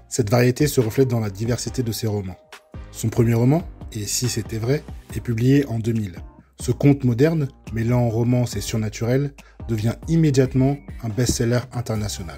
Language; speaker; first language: French; native; French